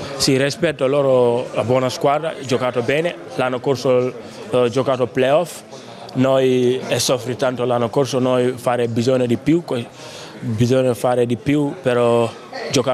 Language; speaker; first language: Italian; non-native, learner; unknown